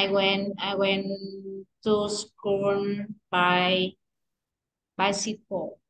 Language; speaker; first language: English; non-native, learner; Vietnamese